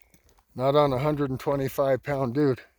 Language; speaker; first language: English; native; English